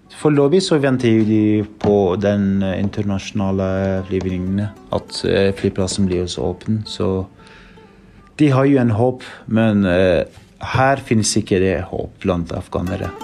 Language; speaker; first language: Norwegian; non-native, fluent; Persian